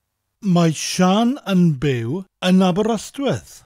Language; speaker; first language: Welsh; non-native, fluent; English